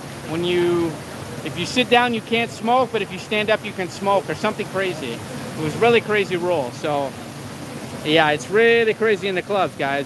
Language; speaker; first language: English; native; English